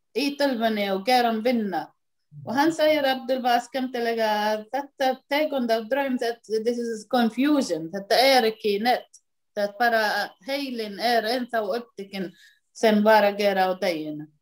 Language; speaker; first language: Icelandic; non-native, learner; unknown